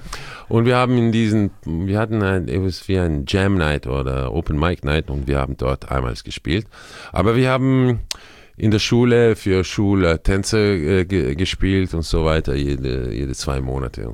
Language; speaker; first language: German; non-native, fluent; Croatian